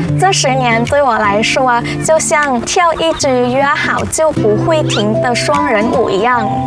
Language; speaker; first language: Chinese; non-native, fluent; Thai